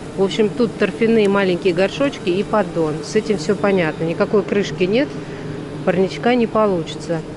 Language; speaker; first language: Russian; native; Russian